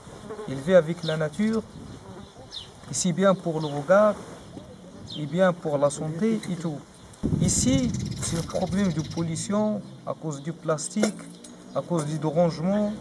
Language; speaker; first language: French; non-native, learner; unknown